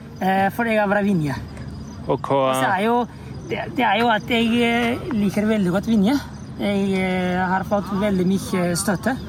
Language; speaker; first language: Norwegian; non-native, local second language; Somali